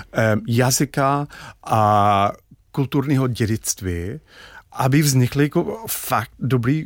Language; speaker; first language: Czech; non-native, fluent; English